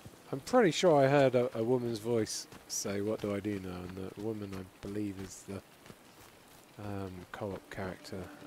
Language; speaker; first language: English; native; English